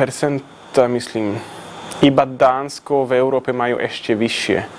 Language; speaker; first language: Slovak; non-native, fluent; Swedish